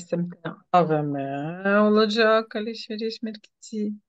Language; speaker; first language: Turkish; non-native, fluent; Ukrainian